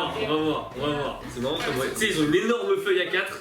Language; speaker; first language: French; native; French